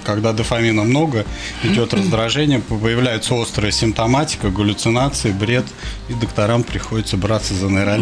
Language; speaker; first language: Russian; native; Russian